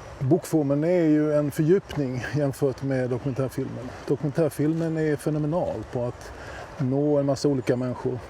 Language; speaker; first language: Swedish; native; Swedish